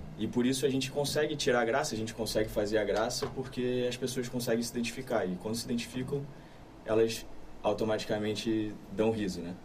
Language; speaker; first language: Portuguese; native; Portuguese